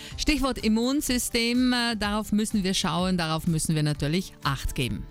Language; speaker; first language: German; native; German